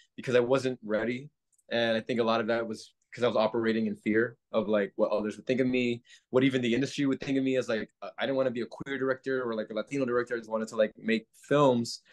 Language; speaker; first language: English; native; English